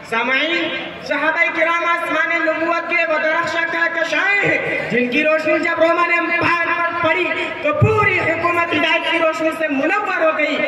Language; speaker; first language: Urdu; native; Urdu